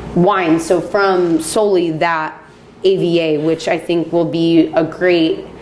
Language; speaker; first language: English; native; English